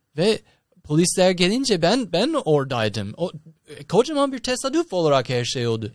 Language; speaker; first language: Turkish; non-native, fluent; English